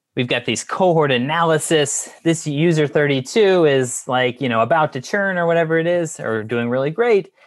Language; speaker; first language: English; native; English